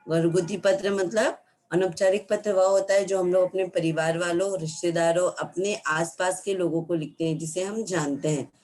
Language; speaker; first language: Hindi; non-native, local second language; Marathi